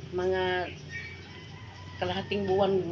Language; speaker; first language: Filipino; non-native, local second language; Cebuano